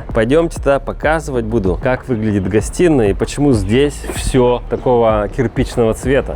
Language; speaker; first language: Russian; native; Russian